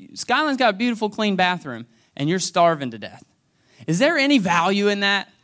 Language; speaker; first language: English; native; English